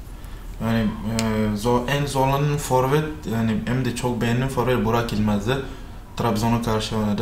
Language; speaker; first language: Turkish; non-native, fluent; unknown